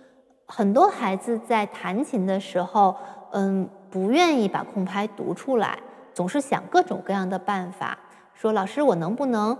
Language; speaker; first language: Chinese; native; Chinese